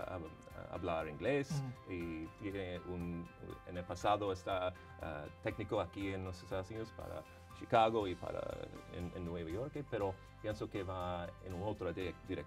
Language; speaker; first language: Spanish; non-native, fluent; English